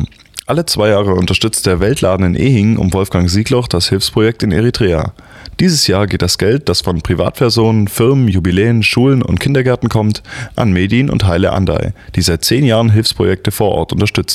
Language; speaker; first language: German; native; German